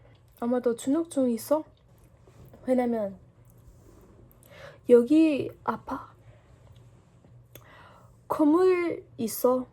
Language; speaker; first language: Korean; non-native, learner; English